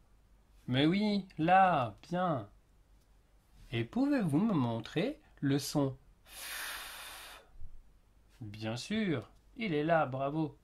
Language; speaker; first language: French; native; French